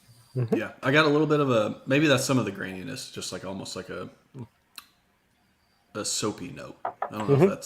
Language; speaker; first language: English; native; English